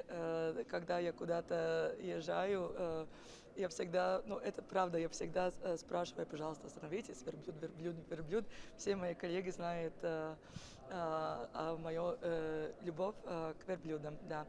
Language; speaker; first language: Russian; non-native, learner; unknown